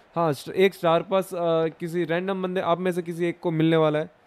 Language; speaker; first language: Hindi; non-native, local second language; Bangla